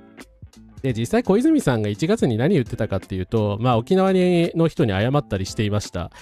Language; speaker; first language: Japanese; native; Japanese